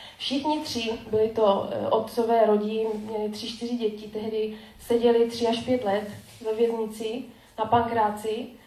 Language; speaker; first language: Czech; native; Czech